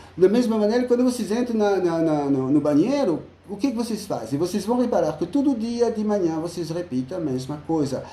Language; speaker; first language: Portuguese; non-native, fluent; French